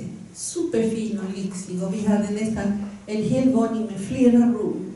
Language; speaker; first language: Swedish; non-native, fluent; Spanish